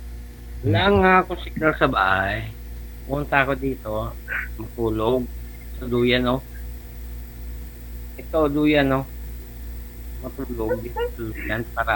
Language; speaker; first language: Filipino; non-native, local second language; Cebuano